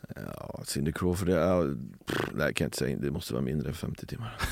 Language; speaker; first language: Swedish; native; Swedish